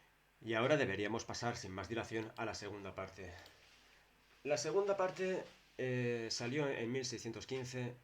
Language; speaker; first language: Spanish; native; Spanish